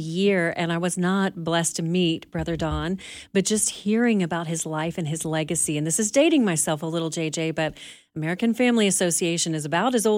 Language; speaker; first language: English; native; English